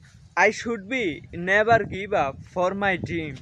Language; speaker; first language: English; non-native, learner; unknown